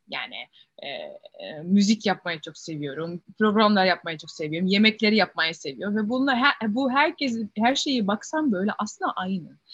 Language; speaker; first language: Turkish; early bilingual, heritage; Turkish